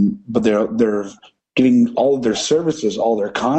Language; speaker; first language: English; native; English